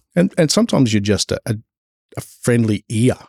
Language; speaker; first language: English; native; English